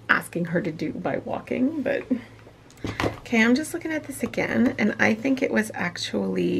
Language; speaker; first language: English; native; English